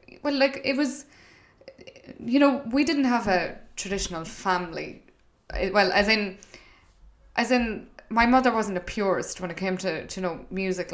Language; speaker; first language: English; native; English